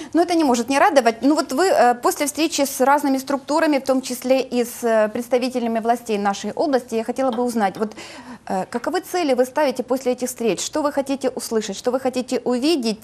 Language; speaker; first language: Russian; native; Russian